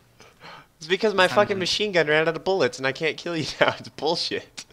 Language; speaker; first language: English; native; English